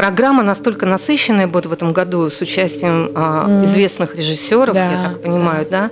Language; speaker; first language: Russian; native; Russian